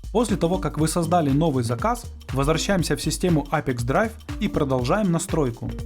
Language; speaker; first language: Russian; native; Russian